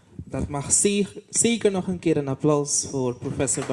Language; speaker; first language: Dutch; native; Dutch